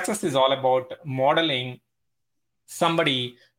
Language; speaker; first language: English; non-native, local second language; Telugu